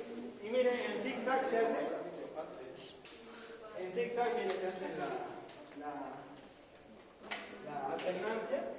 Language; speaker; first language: Spanish; native; Spanish